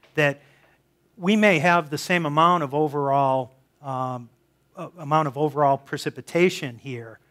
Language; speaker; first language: English; native; English